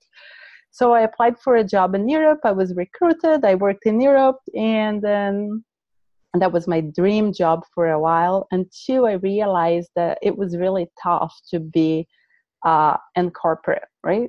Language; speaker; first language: English; non-native, fluent; Portuguese